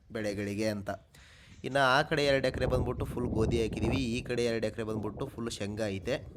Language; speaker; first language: Kannada; native; Kannada